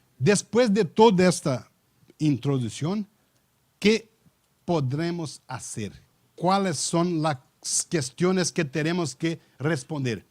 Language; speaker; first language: Spanish; non-native, learner; Portuguese